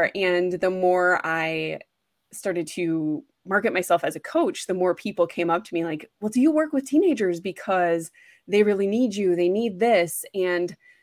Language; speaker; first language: English; native; English